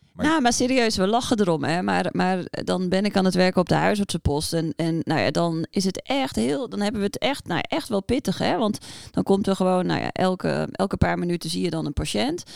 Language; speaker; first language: Dutch; native; Dutch